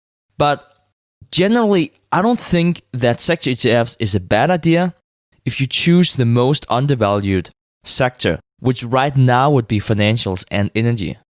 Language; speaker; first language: English; non-native, fluent; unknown